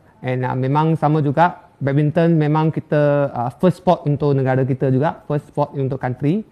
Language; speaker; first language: Malay; non-native, local second language; Chinese